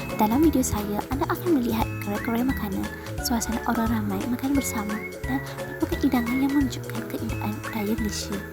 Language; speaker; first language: Malay; non-native, local second language; Tamil